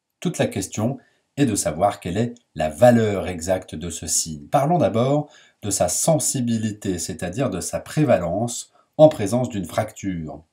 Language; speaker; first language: French; native; French